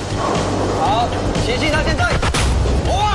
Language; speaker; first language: Chinese; native; Chinese